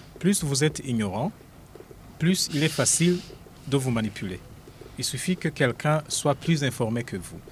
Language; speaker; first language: French; non-native, local second language; Rundi